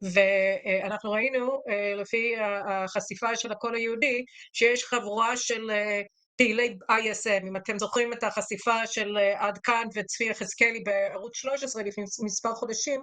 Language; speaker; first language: Hebrew; native; Hebrew